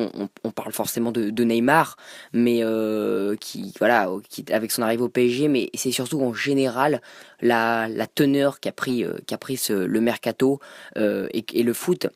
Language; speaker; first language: French; native; French